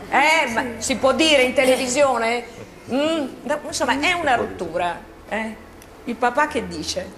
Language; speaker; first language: Italian; native; Italian